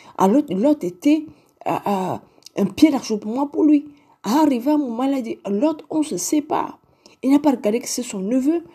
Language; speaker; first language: French; non-native, local second language; Lingala